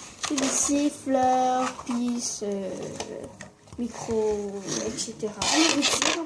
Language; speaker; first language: French; native; French